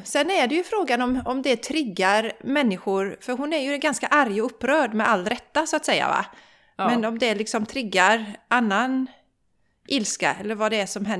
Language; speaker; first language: Swedish; native; Swedish